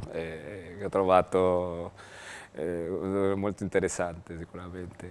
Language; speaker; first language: Italian; non-native, fluent; Spanish